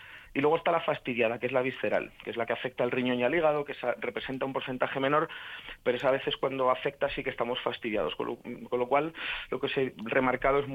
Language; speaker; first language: Spanish; native; Spanish